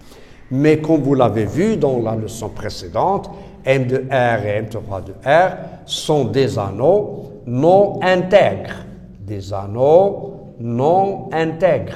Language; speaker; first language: French; non-native, local second language; Arabic